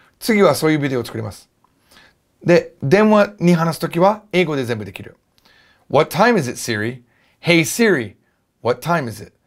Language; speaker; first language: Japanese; non-native, fluent; English